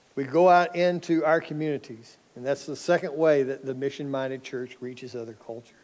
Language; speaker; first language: English; native; English